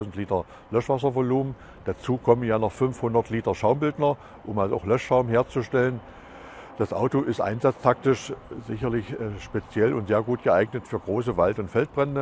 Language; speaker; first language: German; native; German